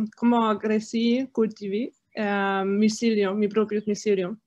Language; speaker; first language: Spanish; non-native, fluent; German